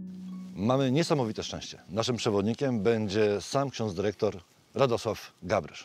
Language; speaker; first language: Polish; native; Polish